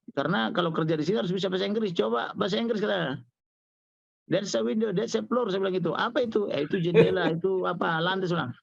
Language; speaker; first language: Indonesian; non-native, local second language; Batak Toba